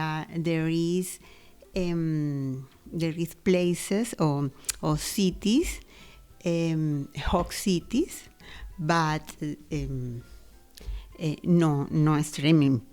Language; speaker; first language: English; non-native, learner; Spanish